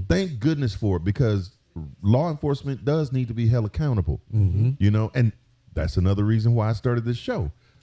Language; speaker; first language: English; native; English